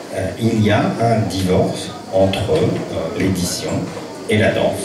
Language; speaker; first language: French; native; French